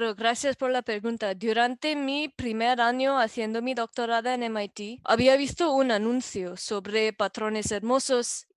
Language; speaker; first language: Spanish; non-native, fluent; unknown